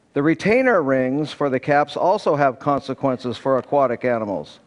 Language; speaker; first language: English; native; English